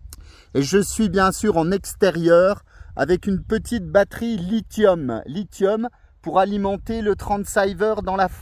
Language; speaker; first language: French; native; French